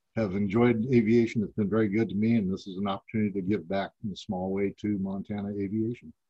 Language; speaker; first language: English; native; English